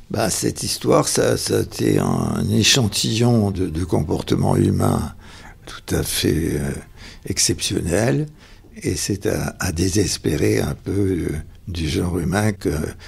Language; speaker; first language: French; native; French